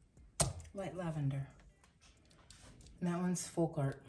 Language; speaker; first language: English; native; English